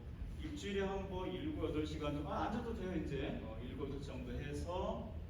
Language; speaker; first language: Korean; native; Korean